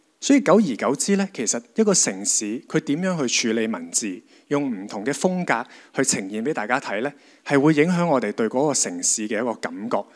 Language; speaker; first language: Cantonese; native; Cantonese